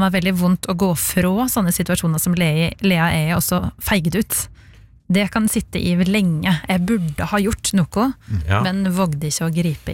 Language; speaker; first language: Norwegian; native; Norwegian